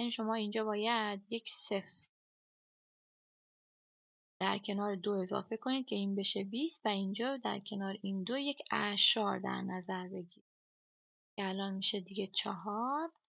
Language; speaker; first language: Persian; native; Persian